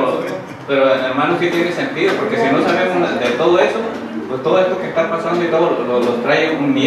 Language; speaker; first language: Spanish; native; Spanish